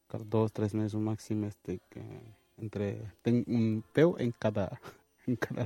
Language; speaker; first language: Catalan; early bilingual, other home language; Wolof